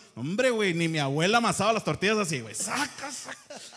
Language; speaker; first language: Spanish; native; Spanish